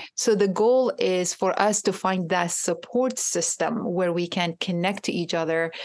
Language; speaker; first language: English; non-native, fluent; Arabic